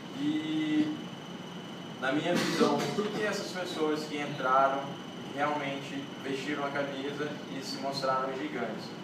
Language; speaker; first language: Portuguese; non-native, local second language; Kabuverdianu